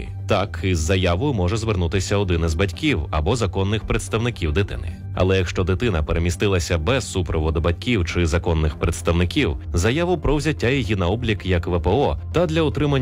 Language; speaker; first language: Ukrainian; native; Ukrainian